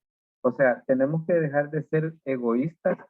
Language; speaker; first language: Spanish; native; Spanish